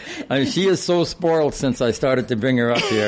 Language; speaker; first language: English; native; English